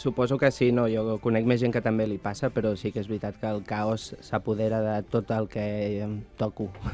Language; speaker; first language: Catalan; non-native, local second language; Spanish